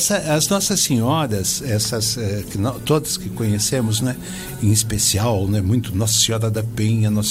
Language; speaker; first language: Portuguese; native; Portuguese